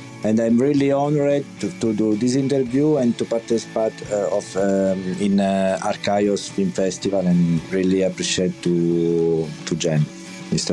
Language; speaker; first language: English; non-native, learner; Italian